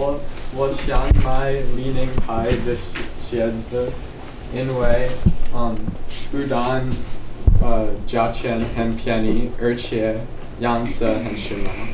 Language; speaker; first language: Chinese; non-native, learner; English